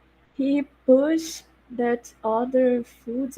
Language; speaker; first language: English; non-native, learner; Portuguese